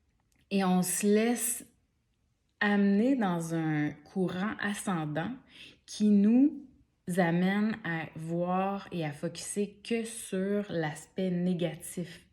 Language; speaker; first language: French; native; French